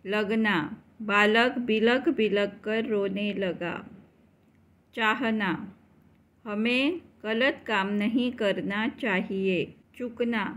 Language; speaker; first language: Hindi; non-native, local second language; Marathi